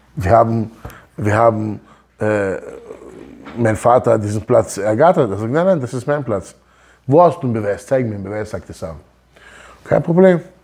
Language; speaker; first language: German; early bilingual, other home language; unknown